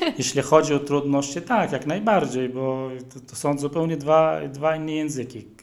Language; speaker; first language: Polish; non-native, fluent; Arabic